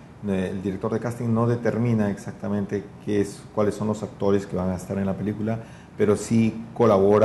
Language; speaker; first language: Spanish; native; Spanish